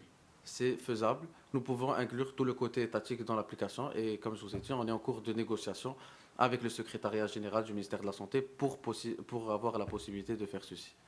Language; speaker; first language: French; non-native, local second language; Arabic